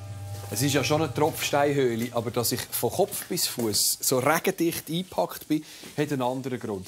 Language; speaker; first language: German; native; German